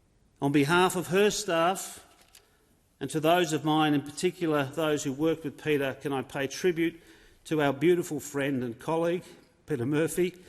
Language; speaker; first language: English; native; English